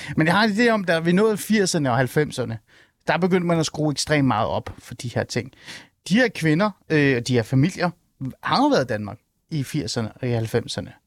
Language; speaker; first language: Danish; early bilingual, other home language; Persian